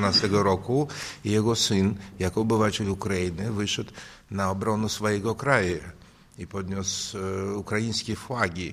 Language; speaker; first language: Polish; non-native, learner; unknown